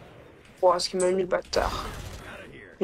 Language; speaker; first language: French; native; French